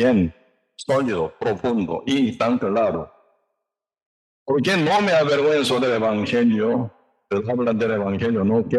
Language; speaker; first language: Spanish; non-native, learner; Korean